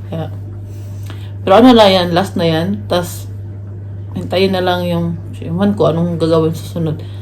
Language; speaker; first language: Filipino; non-native, local second language; Cebuano